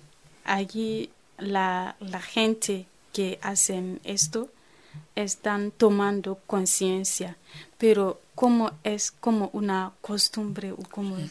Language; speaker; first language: Spanish; non-native, fluent; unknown